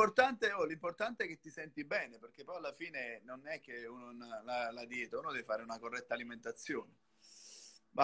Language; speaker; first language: Italian; native; Italian